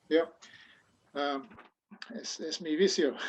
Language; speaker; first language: Spanish; non-native, fluent; English